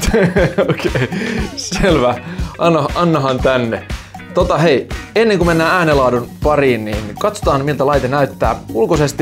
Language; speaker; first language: Finnish; native; Finnish